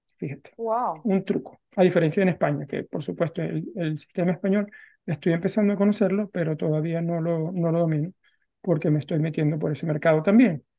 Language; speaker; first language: Spanish; native; Spanish